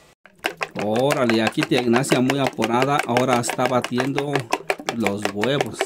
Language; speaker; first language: Spanish; native; Spanish